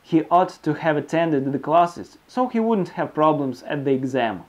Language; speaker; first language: English; non-native, fluent; Russian